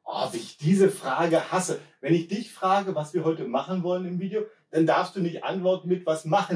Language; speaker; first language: German; native; German